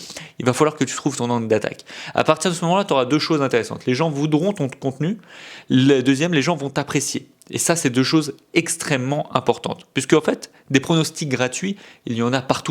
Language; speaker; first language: French; native; French